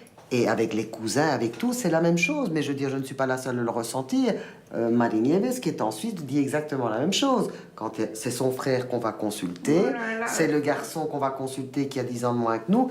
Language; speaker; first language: French; early bilingual, other home language; Spanish